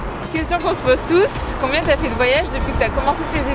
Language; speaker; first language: French; native; French